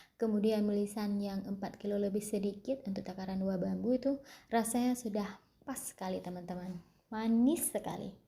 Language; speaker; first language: Indonesian; non-native, local second language; Achinese